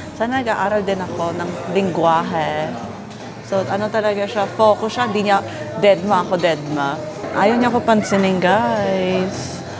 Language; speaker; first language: Filipino; native; Filipino